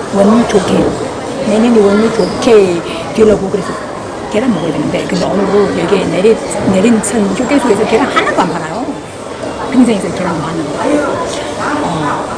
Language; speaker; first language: Korean; early bilingual, heritage; Korean